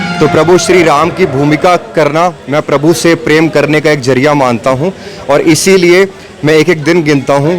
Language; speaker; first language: Hindi; native; Hindi